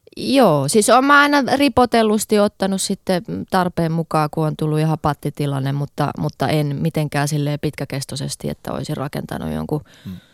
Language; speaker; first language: Finnish; native; Finnish